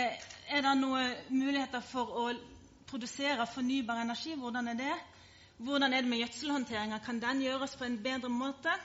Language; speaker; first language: Norwegian; native; Norwegian